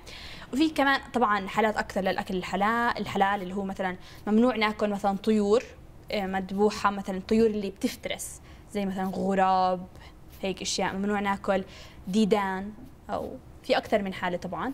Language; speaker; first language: Arabic; native; Arabic